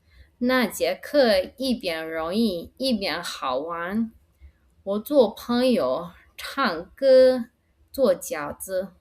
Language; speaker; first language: Chinese; non-native, learner; English